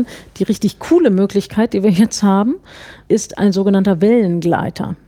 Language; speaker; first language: German; native; German